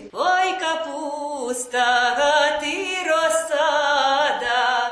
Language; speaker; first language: Ukrainian; native; Ukrainian